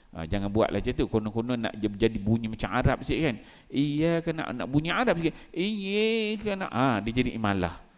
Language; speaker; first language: Malay; native; Malay